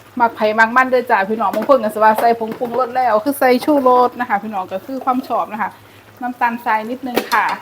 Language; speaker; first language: Thai; native; Thai